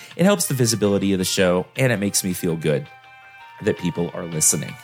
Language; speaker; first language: English; native; English